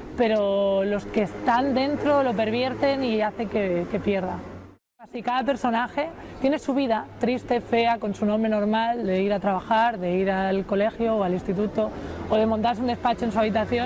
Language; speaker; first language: Spanish; native; Spanish